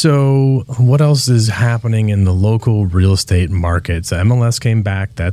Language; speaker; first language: English; native; English